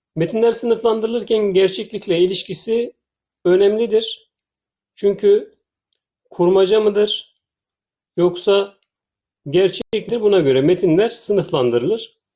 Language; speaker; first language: Turkish; native; Turkish